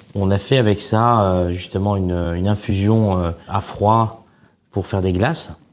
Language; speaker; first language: French; non-native, local second language; Arabic